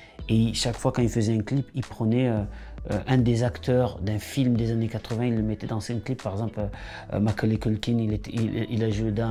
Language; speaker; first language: French; native; French